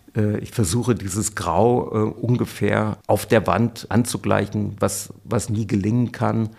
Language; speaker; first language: German; native; German